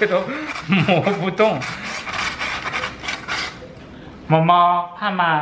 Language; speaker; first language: Chinese; native; Chinese